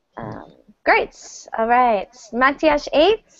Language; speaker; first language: English; native; English